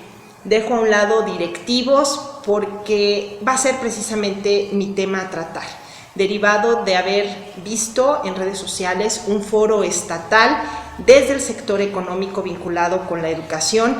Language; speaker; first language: Spanish; native; Spanish